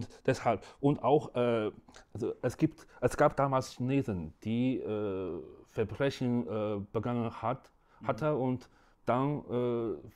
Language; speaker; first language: German; non-native, fluent; Chinese